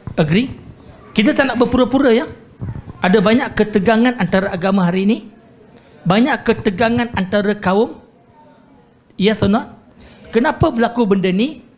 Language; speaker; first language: Malay; non-native, local second language; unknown